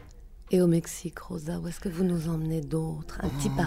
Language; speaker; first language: French; native; French